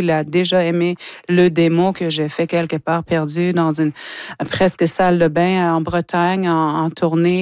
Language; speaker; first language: French; non-native, local second language; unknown